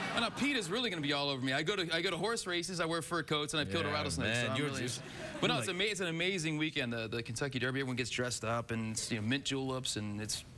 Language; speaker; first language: English; native; English